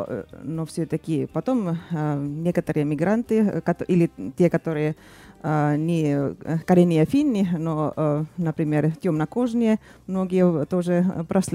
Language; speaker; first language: Russian; non-native, fluent; Finnish